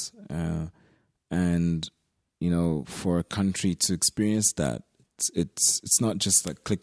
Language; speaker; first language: English; native; English